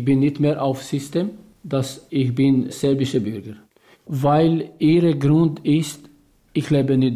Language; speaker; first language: German; non-native, learner; Albanian